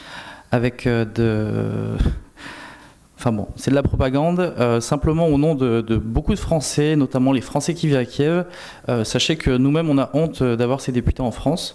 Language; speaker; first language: French; native; French